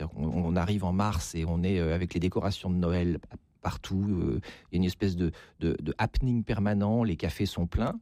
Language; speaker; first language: French; native; French